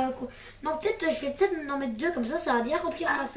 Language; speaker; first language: French; native; French